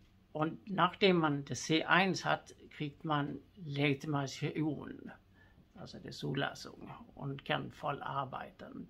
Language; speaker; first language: German; non-native, fluent; Swedish